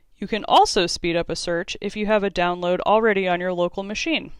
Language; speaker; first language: English; native; English